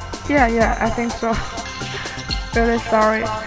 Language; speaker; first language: English; non-native, learner; Chinese